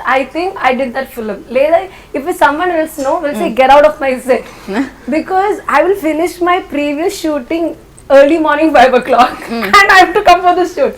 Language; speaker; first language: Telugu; non-native, learner; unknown